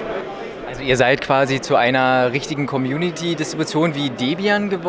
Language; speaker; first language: German; native; German